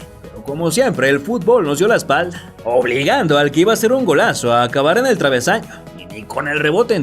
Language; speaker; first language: Spanish; native; Spanish